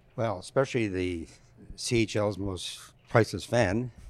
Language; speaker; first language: English; native; English